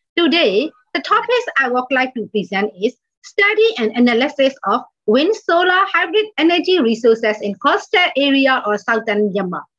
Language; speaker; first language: English; non-native, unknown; Burmese